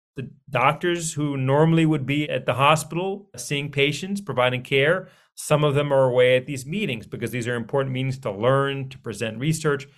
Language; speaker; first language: English; early bilingual, other home language; Hindi